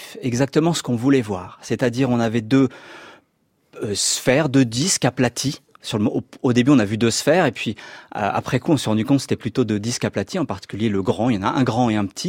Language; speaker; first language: French; native; French